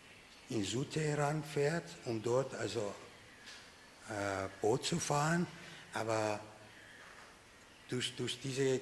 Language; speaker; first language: German; non-native, fluent; Persian